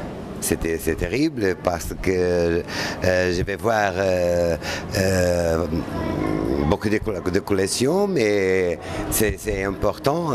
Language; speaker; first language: French; non-native, learner; Portuguese